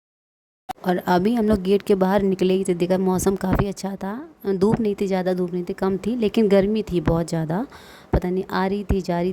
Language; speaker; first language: Hindi; native; Hindi